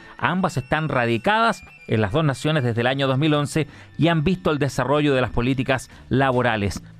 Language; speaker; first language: Spanish; native; Spanish